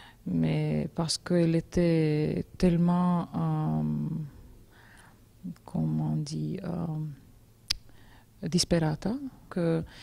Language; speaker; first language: French; non-native, learner; Georgian